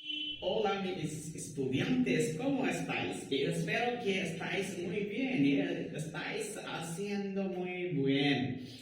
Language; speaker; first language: Spanish; non-native, learner; Hindi